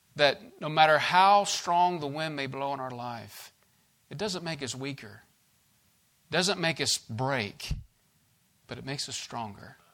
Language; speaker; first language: English; native; English